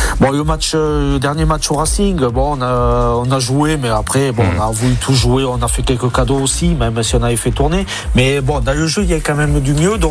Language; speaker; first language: French; native; French